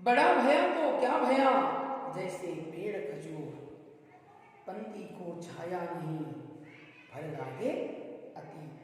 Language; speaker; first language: Hindi; non-native, local second language; Kannada